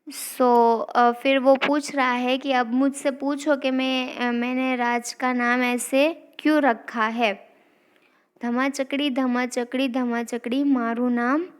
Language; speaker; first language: Hindi; non-native, local second language; Gujarati